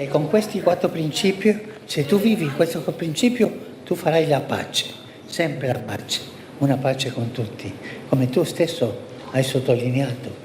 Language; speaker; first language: Italian; non-native, fluent; Spanish